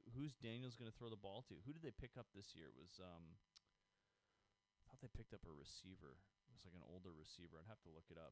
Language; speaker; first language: English; native; English